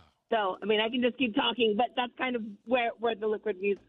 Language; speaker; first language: English; native; English